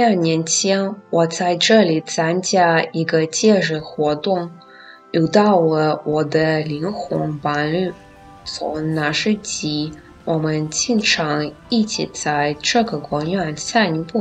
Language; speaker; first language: Chinese; non-native, learner; Russian